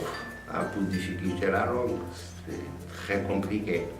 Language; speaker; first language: French; non-native, fluent; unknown